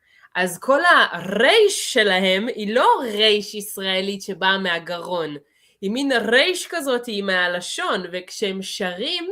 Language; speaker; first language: Hebrew; early bilingual, other home language; Russian